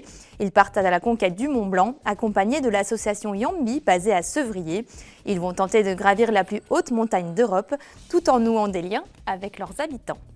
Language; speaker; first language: French; native; French